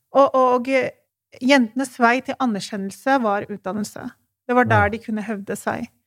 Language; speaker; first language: Norwegian; early bilingual, other home language; Urdu